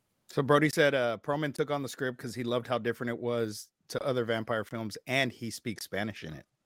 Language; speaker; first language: English; native; English